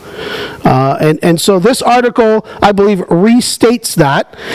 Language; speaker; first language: English; native; English